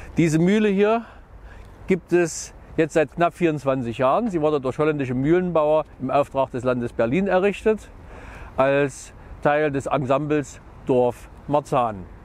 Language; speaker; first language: German; native; German